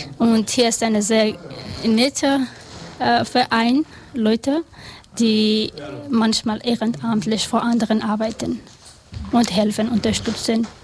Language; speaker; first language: German; non-native, learner; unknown